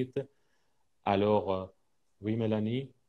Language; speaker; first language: French; non-native, fluent; Persian